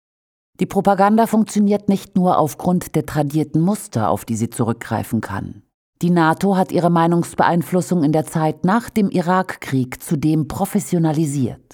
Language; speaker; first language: German; native; German